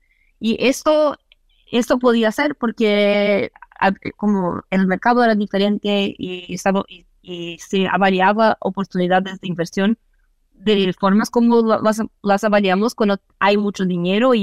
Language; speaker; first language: Spanish; non-native, fluent; Portuguese